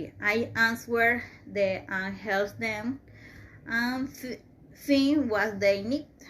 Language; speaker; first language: English; non-native, learner; Spanish